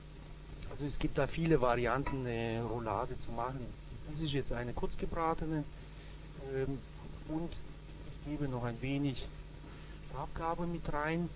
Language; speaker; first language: German; native; German